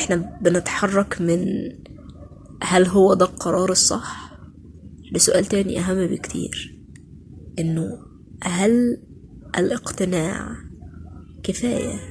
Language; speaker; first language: Arabic; native; Arabic